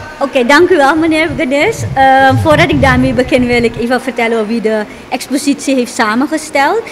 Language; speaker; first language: Dutch; native; Dutch